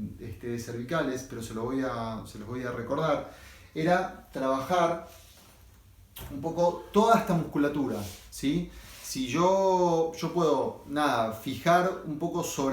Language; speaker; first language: Spanish; native; Spanish